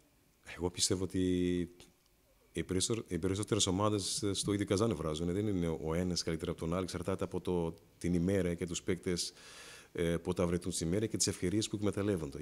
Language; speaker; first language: Greek; non-native, fluent; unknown